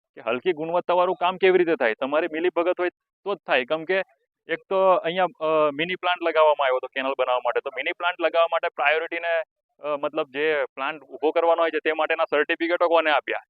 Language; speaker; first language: Gujarati; non-native, local second language; Rathawi